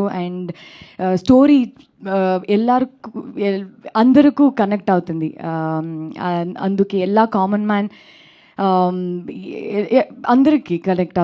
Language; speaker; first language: Telugu; non-native, local second language; Kannada